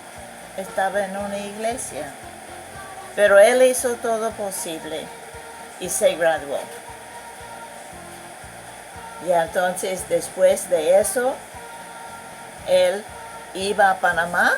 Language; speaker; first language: Spanish; non-native, fluent; English